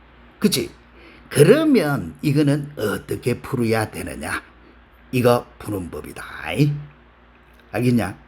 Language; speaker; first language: Korean; native; Korean